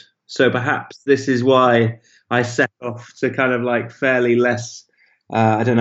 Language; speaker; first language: English; native; English